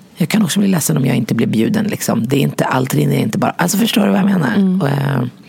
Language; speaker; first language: Swedish; native; Swedish